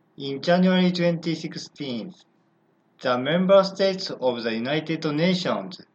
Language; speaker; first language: English; non-native, learner; Japanese